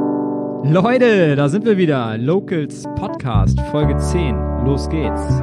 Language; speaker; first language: German; native; German